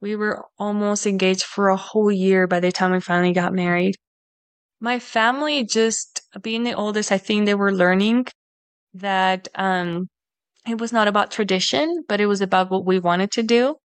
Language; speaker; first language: English; non-native, fluent; Spanish